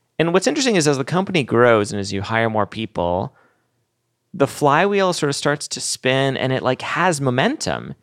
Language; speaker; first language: English; native; English